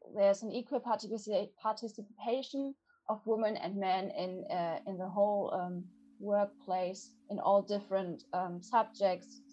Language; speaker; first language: English; non-native, fluent; German